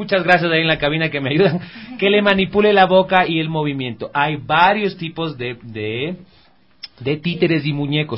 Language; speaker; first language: Spanish; native; Spanish